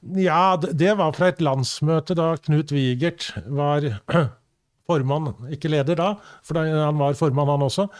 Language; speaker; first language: Norwegian; native; Norwegian